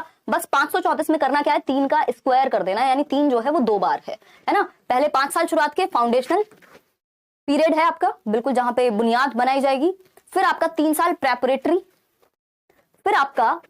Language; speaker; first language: Hindi; native; Hindi